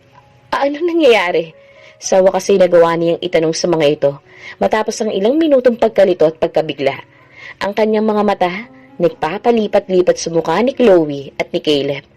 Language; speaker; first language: Filipino; native; Filipino